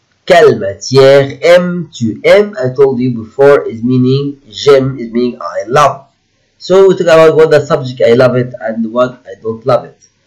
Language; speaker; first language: English; non-native, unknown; Arabic